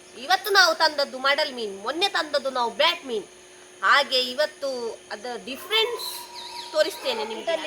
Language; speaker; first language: Kannada; non-native, local second language; Tulu